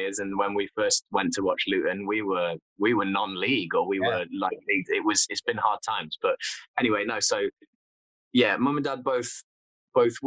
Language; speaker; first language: English; native; English